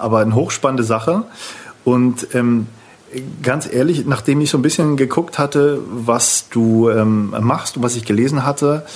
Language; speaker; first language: German; native; German